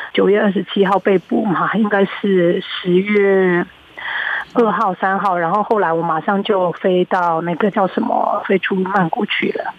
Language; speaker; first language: Chinese; early bilingual, heritage; Chinese